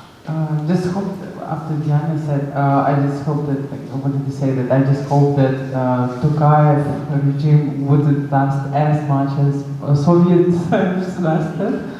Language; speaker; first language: English; non-native, fluent; Russian